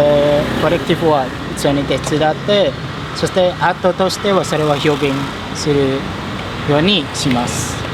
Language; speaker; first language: Japanese; non-native, fluent; Indonesian